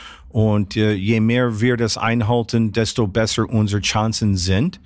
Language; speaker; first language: German; non-native, fluent; English